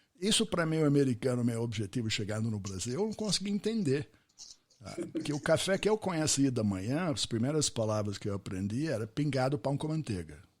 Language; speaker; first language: Portuguese; non-native, fluent; English